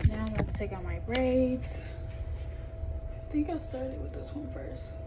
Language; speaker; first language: English; native; English